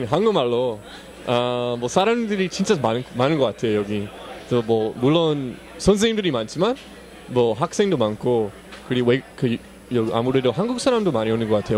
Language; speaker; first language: Korean; non-native, fluent; English